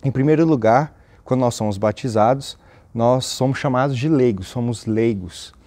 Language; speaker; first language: Portuguese; native; Portuguese